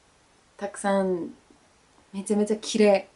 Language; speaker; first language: Japanese; non-native, learner; Danish